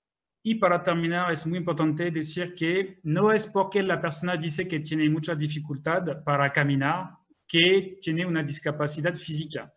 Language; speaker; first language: Spanish; non-native, fluent; French